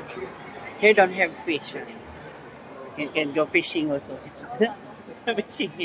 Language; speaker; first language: English; non-native, learner; Filipino